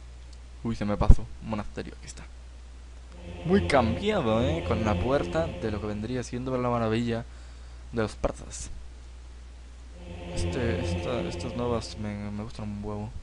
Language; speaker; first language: Spanish; native; Spanish